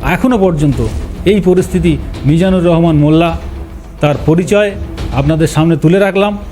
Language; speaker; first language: Bangla; native; Bangla